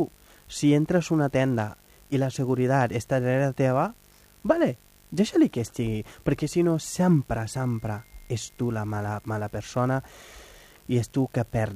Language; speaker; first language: Catalan; non-native, fluent; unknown